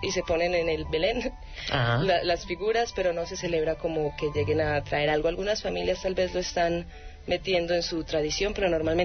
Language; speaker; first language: Spanish; native; Spanish